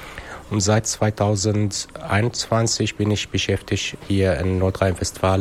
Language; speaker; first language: German; non-native, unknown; Arabic